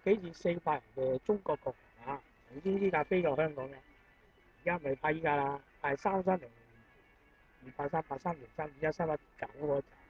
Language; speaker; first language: Chinese; native; Chinese